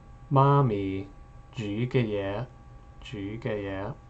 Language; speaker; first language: Cantonese; non-native, learner; English